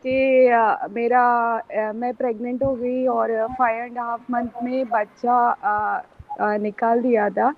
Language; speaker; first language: Hindi; non-native, local second language; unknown